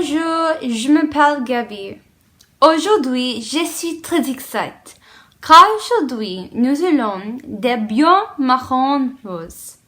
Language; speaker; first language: French; non-native, learner; English